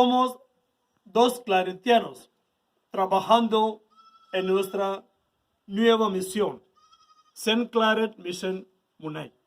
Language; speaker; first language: Spanish; non-native, learner; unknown